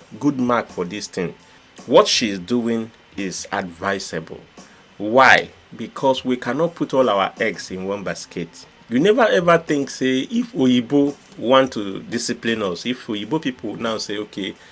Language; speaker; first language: Nigerian Pidgin; non-native, local second language; Igbo